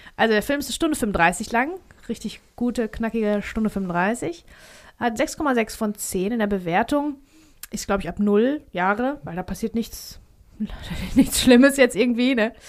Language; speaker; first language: German; early bilingual, heritage; Greek